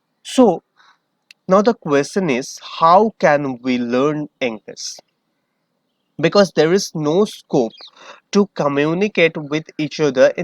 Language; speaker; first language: English; non-native, learner; Hindi